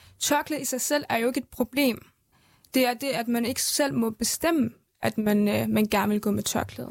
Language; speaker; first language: Danish; early bilingual, other home language; Central Kurdish